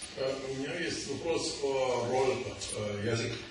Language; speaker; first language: Russian; non-native, learner; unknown